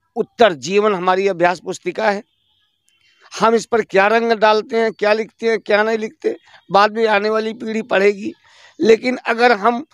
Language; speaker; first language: Hindi; native; Hindi